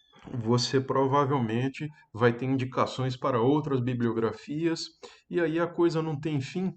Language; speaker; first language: Portuguese; native; Portuguese